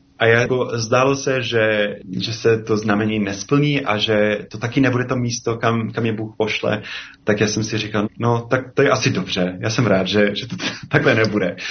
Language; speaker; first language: Czech; non-native, fluent; English